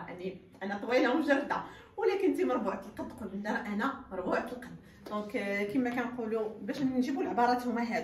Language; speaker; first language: Arabic; native; Arabic